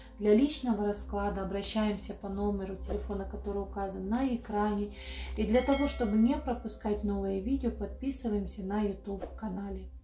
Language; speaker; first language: Russian; non-native, local second language; Romanian